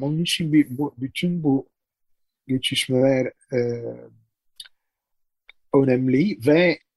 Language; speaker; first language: Turkish; non-native, fluent; Italian